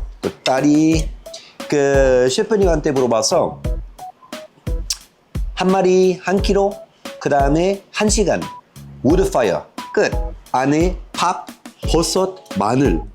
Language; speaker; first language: Korean; non-native, fluent; French